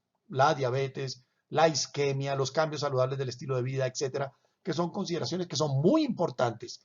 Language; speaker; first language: Spanish; native; Spanish